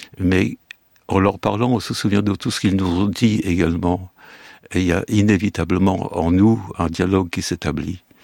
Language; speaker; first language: French; early bilingual, other home language; Yiddish